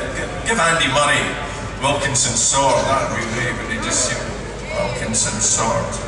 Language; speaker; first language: English; native; English